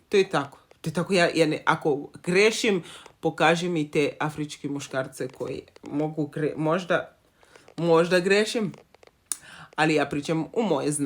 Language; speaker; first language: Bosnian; non-native, learner; Zulu